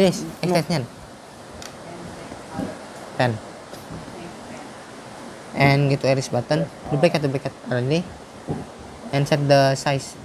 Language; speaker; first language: English; non-native, learner; Indonesian